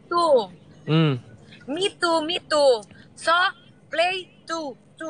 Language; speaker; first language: English; non-native, learner; Indonesian